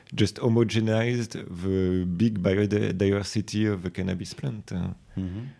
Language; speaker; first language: English; non-native, fluent; French